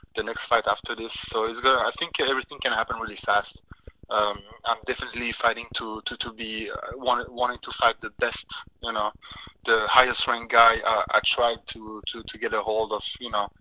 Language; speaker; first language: English; non-native, fluent; French